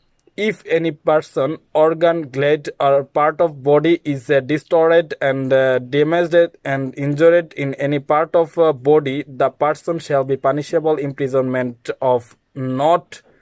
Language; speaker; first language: English; non-native, learner; Bangla